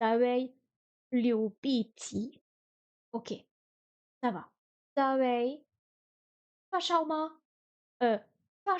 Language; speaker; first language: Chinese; non-native, learner; French